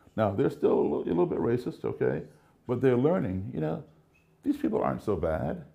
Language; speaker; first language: English; native; English